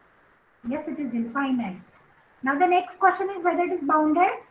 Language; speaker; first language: English; non-native, local second language; Marathi